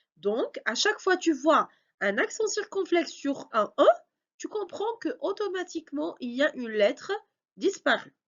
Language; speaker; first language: French; non-native, local second language; Arabic